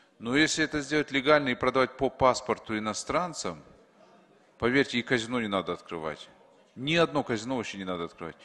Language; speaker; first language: Russian; non-native, local second language; Kyrgyz